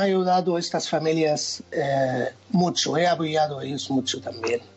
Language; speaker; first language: Spanish; non-native, fluent; Arabic